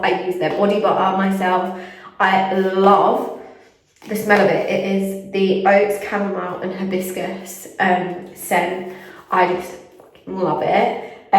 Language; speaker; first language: English; native; English